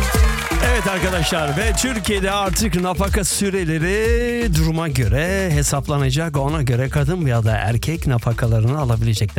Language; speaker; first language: Turkish; native; Turkish